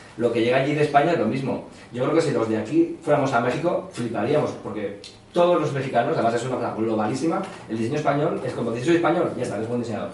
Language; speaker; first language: Spanish; native; Spanish